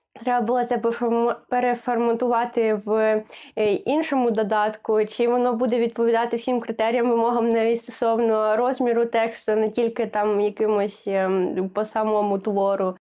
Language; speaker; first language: Ukrainian; native; Ukrainian